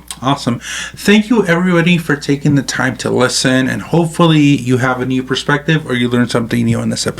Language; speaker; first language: English; native; English